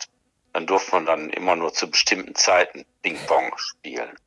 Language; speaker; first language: German; native; German